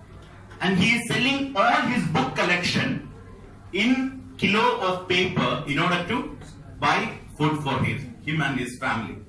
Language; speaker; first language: Hindi; non-native, fluent; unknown